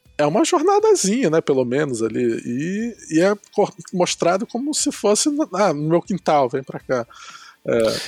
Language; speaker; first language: Portuguese; native; Portuguese